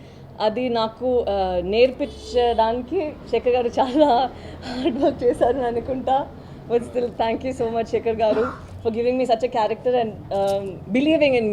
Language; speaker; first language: Telugu; non-native, local second language; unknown